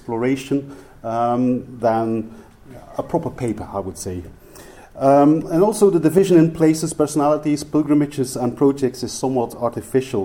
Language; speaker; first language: English; non-native, fluent; Dutch